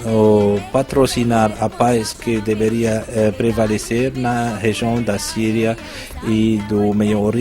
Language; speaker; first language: Portuguese; non-native, fluent; Arabic